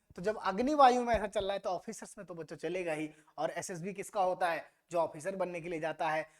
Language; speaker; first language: Hindi; native; Hindi